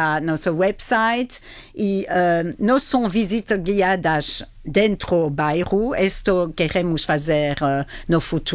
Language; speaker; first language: Portuguese; non-native, fluent; French